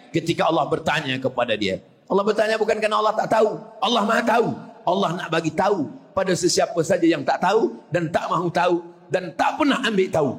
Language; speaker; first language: Malay; native; Malay